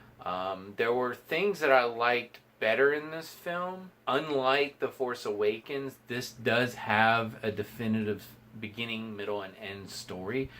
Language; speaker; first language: English; native; English